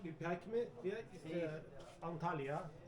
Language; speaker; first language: Turkish; non-native, learner; Azerbaijani